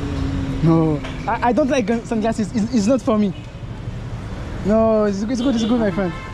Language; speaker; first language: English; non-native, learner; French